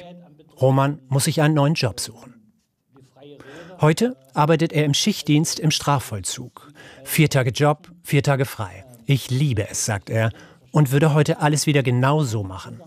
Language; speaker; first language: German; native; German